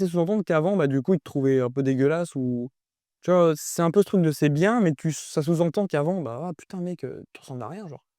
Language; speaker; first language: French; native; French